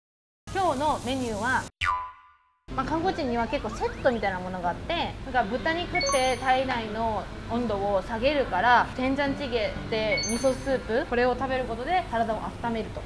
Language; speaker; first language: Japanese; native; Japanese